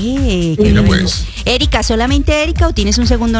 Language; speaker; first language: Spanish; native; Spanish